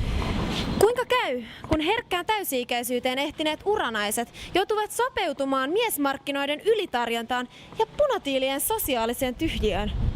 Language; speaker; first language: Finnish; native; Finnish